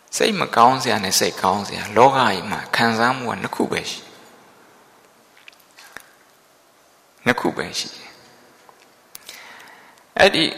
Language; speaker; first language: Burmese; non-native, local second language; Shan